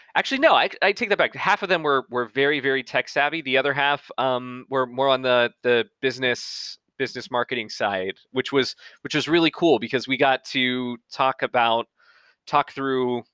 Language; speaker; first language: English; native; English